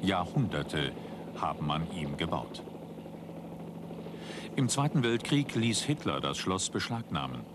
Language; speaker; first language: German; native; German